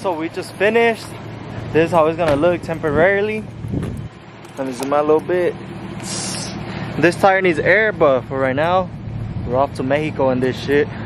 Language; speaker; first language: English; early bilingual, other home language; Spanish